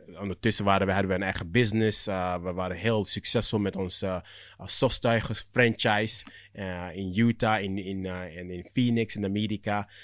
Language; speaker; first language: Dutch; early bilingual, other home language; Akan